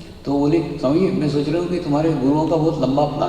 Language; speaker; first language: Hindi; native; Hindi